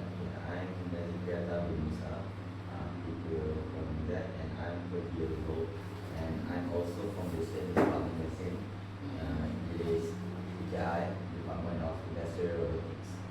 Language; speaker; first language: English; non-native, learner; Malay